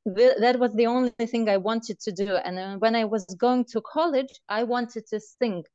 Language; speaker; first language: English; non-native, fluent; Russian